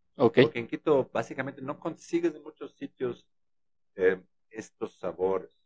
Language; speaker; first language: Spanish; non-native, fluent; German